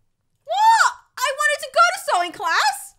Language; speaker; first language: English; native; English